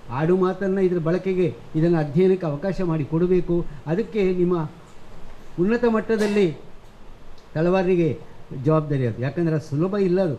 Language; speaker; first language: Kannada; native; Kannada